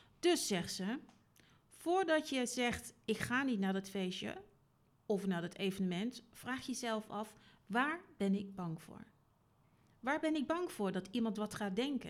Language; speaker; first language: Dutch; native; Dutch